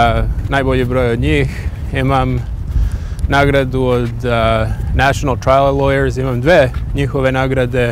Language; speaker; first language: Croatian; early bilingual, heritage; English